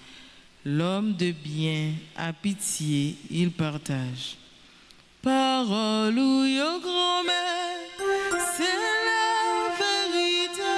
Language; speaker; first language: French; non-native, local second language; Haitian Creole